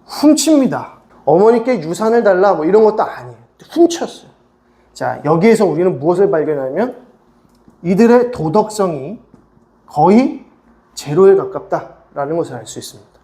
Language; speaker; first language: Korean; native; Korean